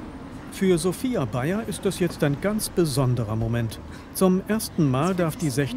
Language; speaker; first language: German; native; German